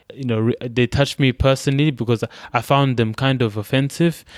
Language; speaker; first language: English; non-native, local second language; Shona